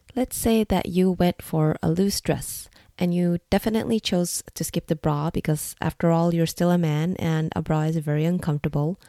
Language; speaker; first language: English; non-native, fluent; Norwegian